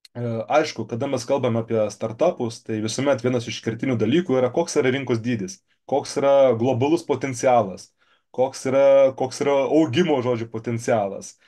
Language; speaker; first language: Lithuanian; native; Lithuanian